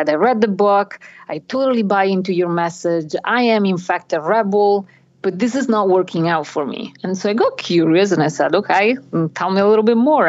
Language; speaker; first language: English; non-native, fluent; Italian